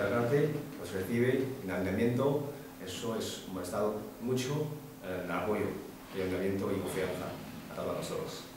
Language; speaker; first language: Spanish; non-native, fluent; Chinese